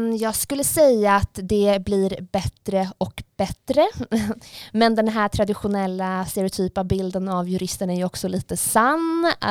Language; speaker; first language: Swedish; early bilingual, other home language; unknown